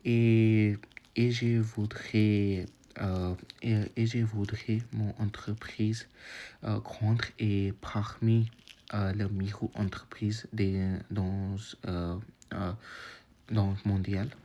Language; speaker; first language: French; non-native, learner; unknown